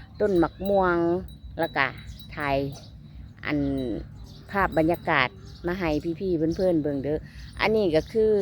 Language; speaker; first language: Thai; non-native, local second language; Lao